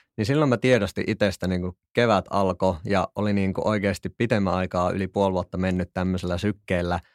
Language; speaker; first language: Finnish; native; Finnish